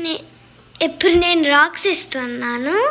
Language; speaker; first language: Telugu; early bilingual, heritage; Telugu